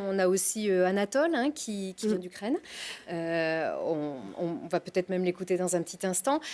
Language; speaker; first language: French; native; French